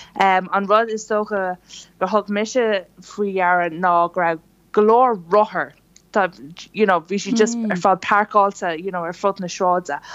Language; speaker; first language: Irish; non-native, local second language; English